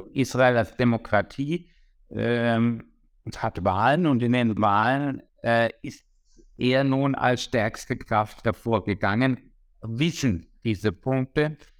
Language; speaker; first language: German; native; German